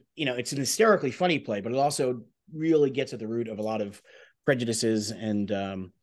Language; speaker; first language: English; native; English